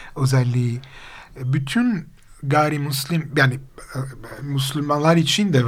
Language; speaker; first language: Turkish; non-native, fluent; Italian